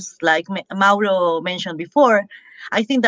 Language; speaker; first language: English; non-native, fluent; Spanish